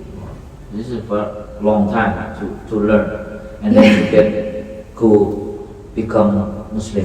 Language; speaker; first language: English; non-native, learner; Indonesian